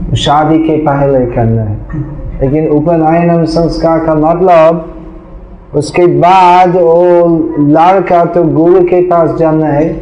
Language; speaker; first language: Hindi; non-native, fluent; English